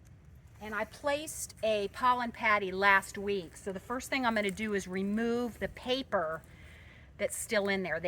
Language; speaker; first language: English; native; English